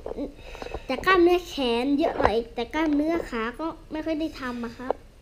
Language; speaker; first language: Thai; native; Thai